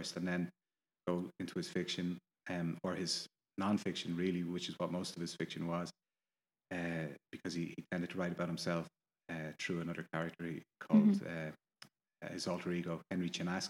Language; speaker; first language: English; native; English